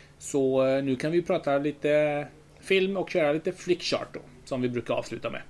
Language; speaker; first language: Swedish; early bilingual, other home language; Spanish